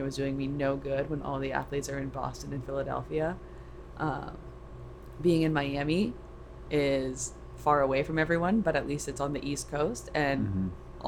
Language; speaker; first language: English; native; English